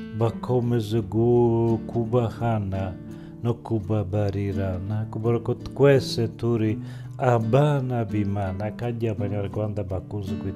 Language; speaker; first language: Kinyarwanda; non-native, fluent; Polish